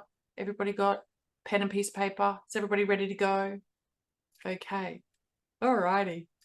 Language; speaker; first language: English; native; English